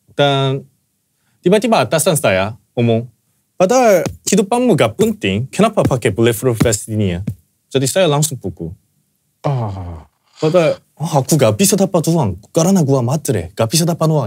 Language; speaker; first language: Indonesian; non-native, fluent; Korean